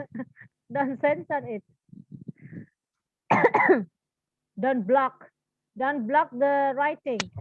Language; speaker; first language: English; non-native, fluent; Indonesian